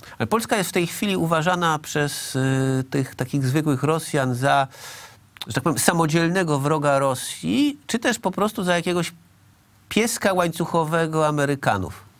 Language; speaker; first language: Polish; native; Polish